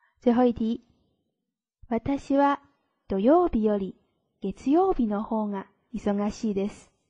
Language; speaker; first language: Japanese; non-native, fluent; Chinese